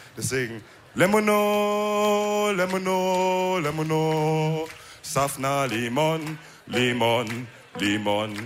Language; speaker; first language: German; early bilingual, other home language; Wolof